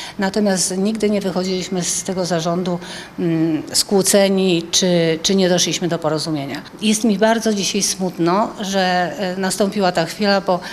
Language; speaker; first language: Polish; native; Polish